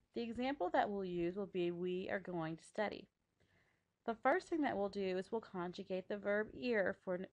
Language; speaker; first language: English; native; English